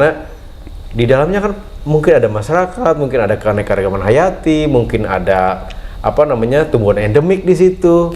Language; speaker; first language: Indonesian; native; Indonesian